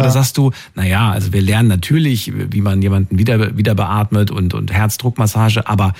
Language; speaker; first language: German; native; German